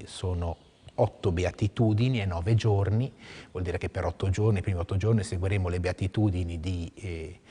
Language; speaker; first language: Italian; native; Italian